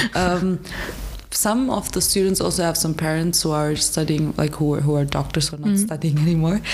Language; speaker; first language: English; non-native, fluent; German